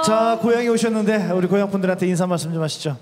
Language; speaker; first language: Korean; native; Korean